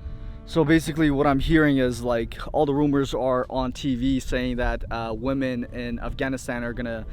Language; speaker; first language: English; early bilingual, heritage; English